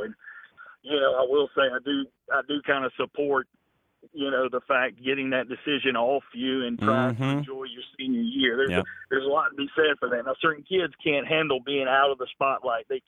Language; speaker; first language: English; native; English